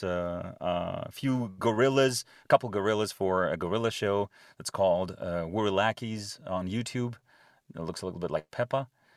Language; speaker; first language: English; non-native, fluent; Greek